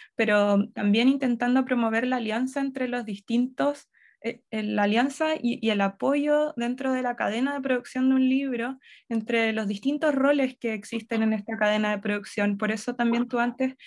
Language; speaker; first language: Spanish; native; Spanish